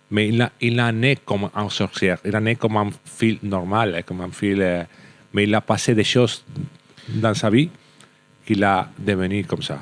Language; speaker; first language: French; non-native, learner; Spanish